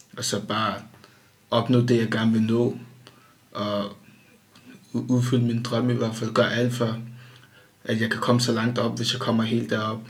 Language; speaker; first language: Danish; early bilingual, other home language; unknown